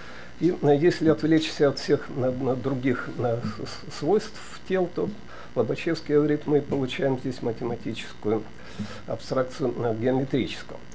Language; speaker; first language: Russian; native; Russian